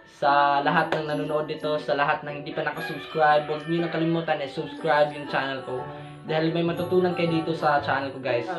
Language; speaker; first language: Filipino; non-native, local second language; Cebuano